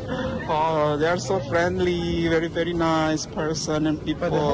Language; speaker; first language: English; non-native, learner; Malay